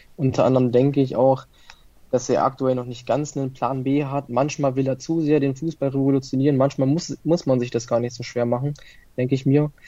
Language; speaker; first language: German; early bilingual, other home language; Italian